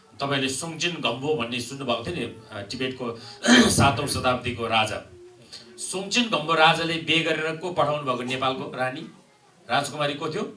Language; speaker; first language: Nepali; non-native, local second language; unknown